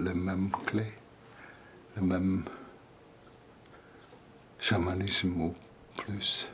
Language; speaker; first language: French; non-native, fluent; German